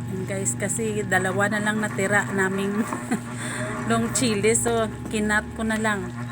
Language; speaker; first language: Filipino; non-native, local second language; Hiligaynon